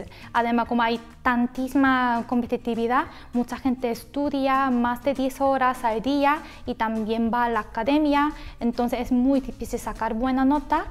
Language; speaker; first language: Spanish; non-native, fluent; Korean